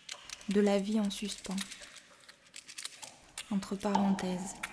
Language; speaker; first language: French; native; French